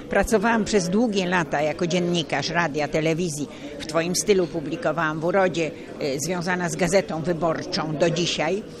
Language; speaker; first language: Polish; native; Polish